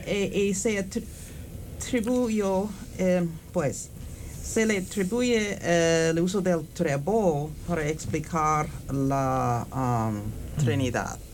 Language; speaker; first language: Spanish; non-native, fluent; English